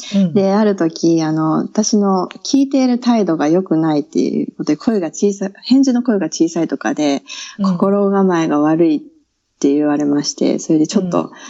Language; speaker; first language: Japanese; native; Japanese